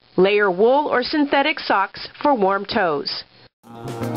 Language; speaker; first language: English; native; English